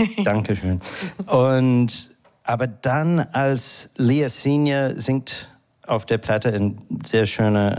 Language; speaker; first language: German; non-native, fluent; English